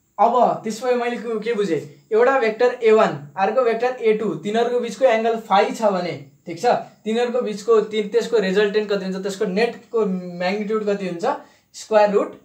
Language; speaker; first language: Nepali; native; Nepali